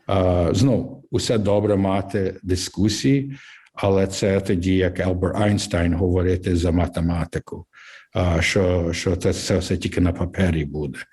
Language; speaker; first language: Ukrainian; early bilingual, heritage; English